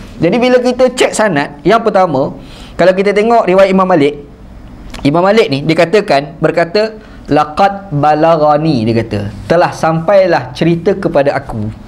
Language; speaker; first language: Malay; native; Malay